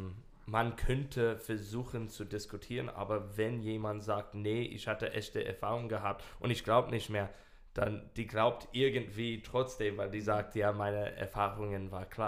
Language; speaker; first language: German; non-native, learner; English